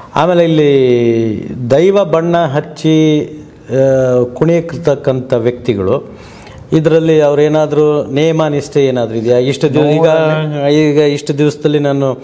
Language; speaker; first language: Kannada; native; Kannada